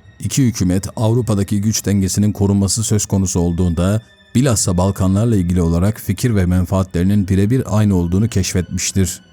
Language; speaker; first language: Turkish; native; Turkish